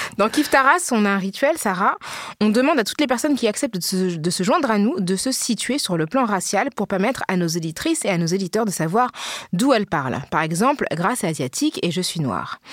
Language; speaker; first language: French; early bilingual, other home language; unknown